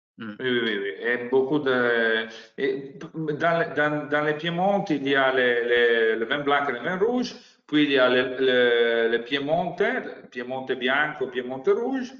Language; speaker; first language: French; non-native, learner; Italian